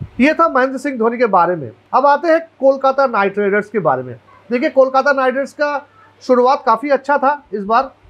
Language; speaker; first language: Hindi; non-native, local second language; Bangla